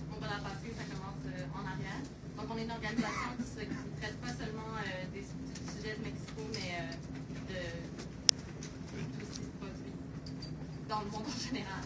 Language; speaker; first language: French; native; French